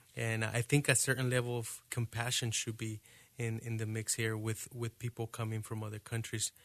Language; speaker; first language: English; non-native, fluent; Spanish